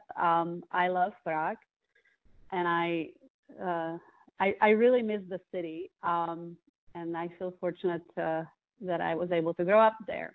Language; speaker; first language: English; non-native, fluent; Czech